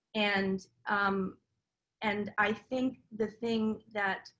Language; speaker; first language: English; native; English